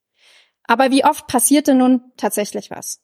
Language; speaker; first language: German; native; German